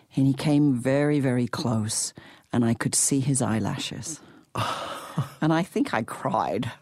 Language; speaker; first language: English; native; English